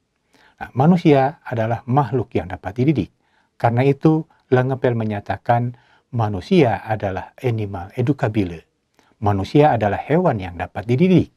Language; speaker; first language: Indonesian; native; Indonesian